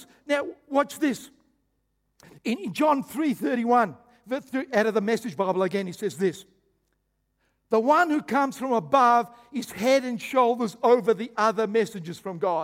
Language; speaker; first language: English; early bilingual, other home language; Croatian